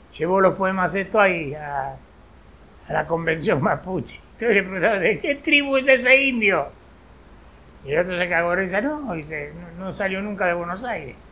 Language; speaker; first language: Spanish; native; Spanish